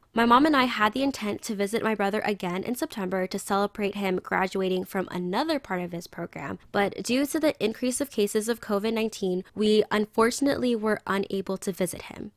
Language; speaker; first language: English; native; English